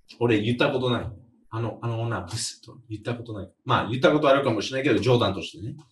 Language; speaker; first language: Japanese; non-native, fluent; English